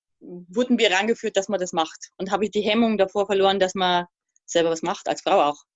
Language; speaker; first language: German; native; German